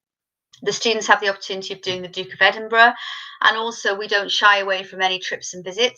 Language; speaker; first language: English; native; English